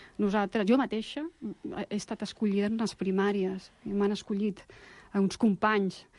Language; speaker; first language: Catalan; non-native, local second language; Spanish